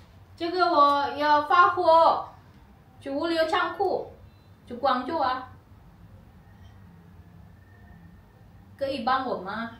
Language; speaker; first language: Chinese; non-native, learner; Indonesian